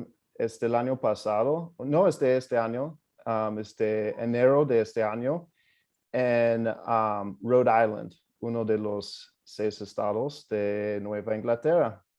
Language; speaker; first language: Spanish; non-native, fluent; English